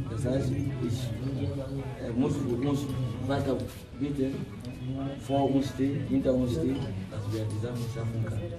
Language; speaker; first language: German; non-native, learner; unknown